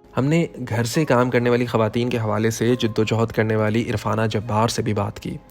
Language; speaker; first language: Urdu; native; Urdu